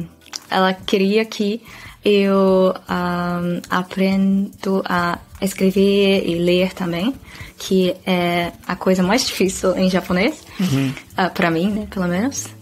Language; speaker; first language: Portuguese; non-native, fluent; Dutch